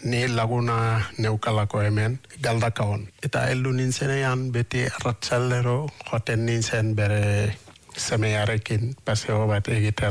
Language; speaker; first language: Basque; non-native, fluent; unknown